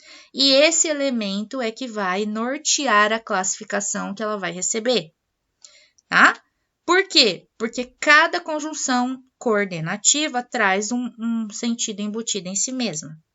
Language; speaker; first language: Portuguese; native; Portuguese